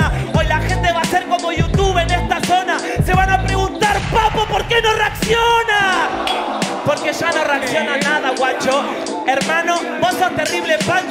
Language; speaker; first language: Spanish; native; Spanish